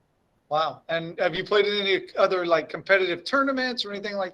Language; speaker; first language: English; native; English